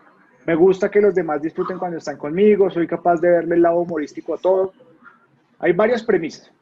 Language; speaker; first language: Spanish; native; Spanish